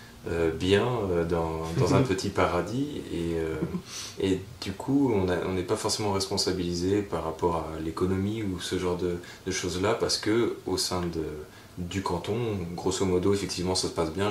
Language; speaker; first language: French; native; French